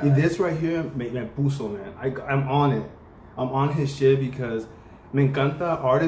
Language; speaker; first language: English; early bilingual, other home language; Spanish